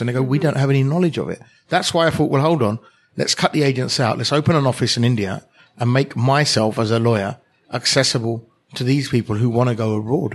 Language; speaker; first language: English; early bilingual, other home language; Hindi